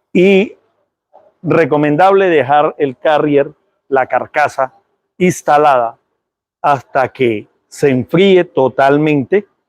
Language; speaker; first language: Spanish; native; Spanish